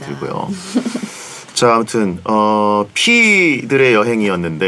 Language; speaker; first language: Korean; native; Korean